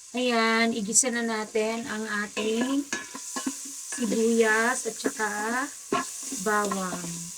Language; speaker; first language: Filipino; native; Filipino